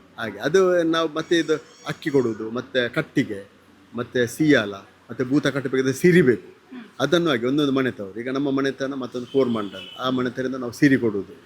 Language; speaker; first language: Kannada; non-native, local second language; Tulu